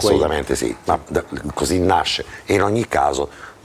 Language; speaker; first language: Italian; native; Italian